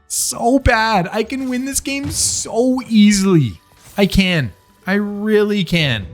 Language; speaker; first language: English; native; English